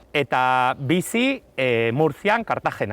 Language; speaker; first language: Basque; non-native, local second language; Spanish